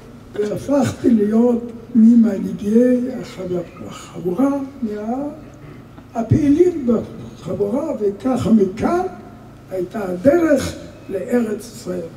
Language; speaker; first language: Hebrew; non-native, fluent; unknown